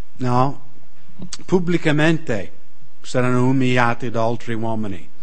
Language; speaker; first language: Italian; non-native, fluent; English